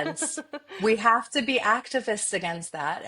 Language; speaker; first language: English; native; English